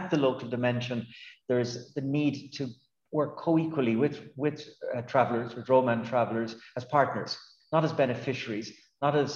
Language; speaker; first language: English; native; English